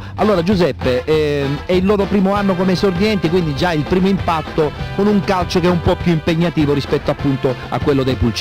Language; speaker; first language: Italian; native; Italian